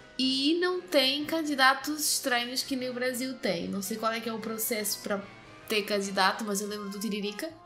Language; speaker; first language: Portuguese; native; Portuguese